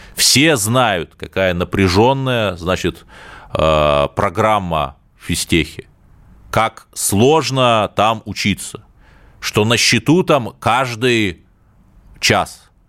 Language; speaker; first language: Russian; native; Russian